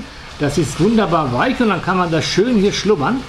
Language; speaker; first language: German; native; German